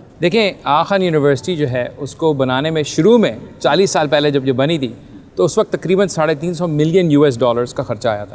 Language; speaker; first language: Urdu; early bilingual, heritage; Urdu